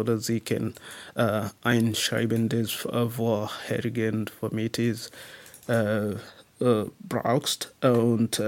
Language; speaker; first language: German; non-native, learner; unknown